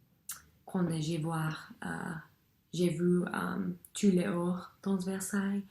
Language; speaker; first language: French; non-native, learner; English